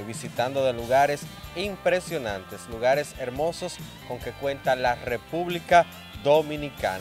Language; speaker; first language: Spanish; native; Spanish